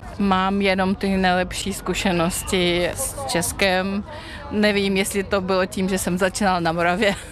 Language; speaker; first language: Czech; non-native, fluent; Russian